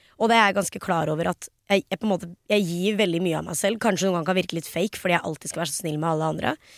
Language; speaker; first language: Norwegian; early bilingual, other home language; Hindi